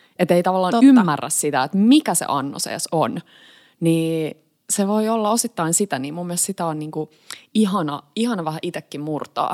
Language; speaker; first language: Finnish; native; Finnish